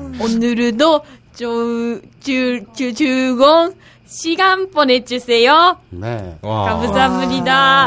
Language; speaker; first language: Korean; non-native, learner; Japanese